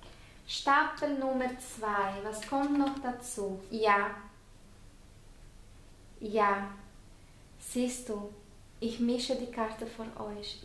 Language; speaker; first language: German; non-native, fluent; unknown